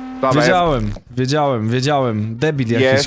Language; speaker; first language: Polish; native; Polish